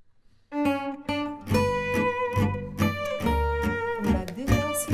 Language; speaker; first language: French; early bilingual, other home language; Portuguese